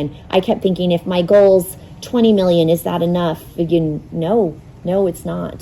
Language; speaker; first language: English; native; English